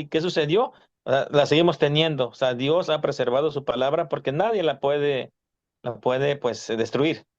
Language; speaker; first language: Spanish; native; Spanish